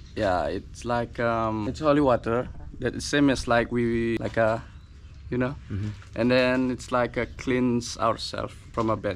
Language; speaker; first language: English; non-native, learner; Balinese